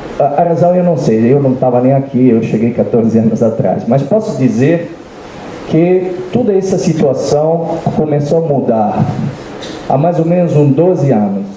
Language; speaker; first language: Portuguese; non-native, fluent; Italian